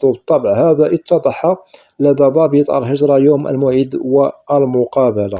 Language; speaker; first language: Arabic; native; Arabic